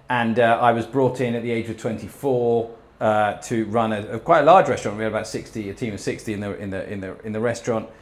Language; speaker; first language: English; early bilingual, heritage; English